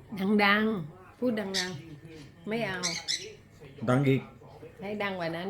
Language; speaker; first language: Thai; native; Thai